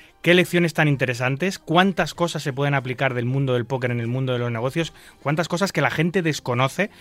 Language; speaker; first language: Spanish; native; Spanish